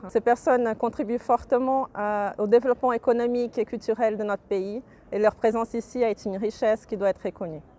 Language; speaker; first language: French; non-native, fluent; Portuguese